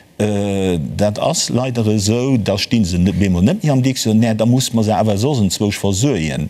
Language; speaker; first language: Luxembourgish; native; Luxembourgish